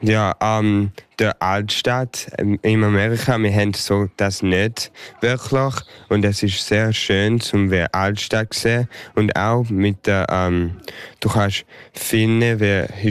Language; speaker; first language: German; early bilingual, heritage; English